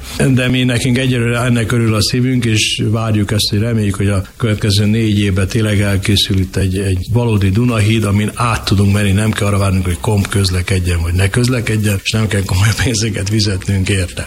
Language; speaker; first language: Hungarian; native; Hungarian